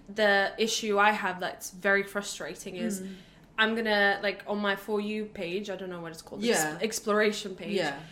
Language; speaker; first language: English; non-native, fluent; Latvian